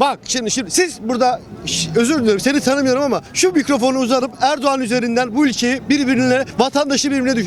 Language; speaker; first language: Turkish; non-native, local second language; Kurdish